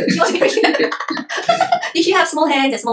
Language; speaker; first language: English; non-native, fluent; Korean